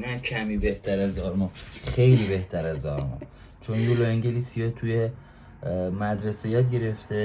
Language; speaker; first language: Persian; native; Persian